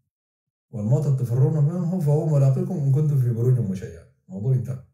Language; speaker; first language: Arabic; native; Arabic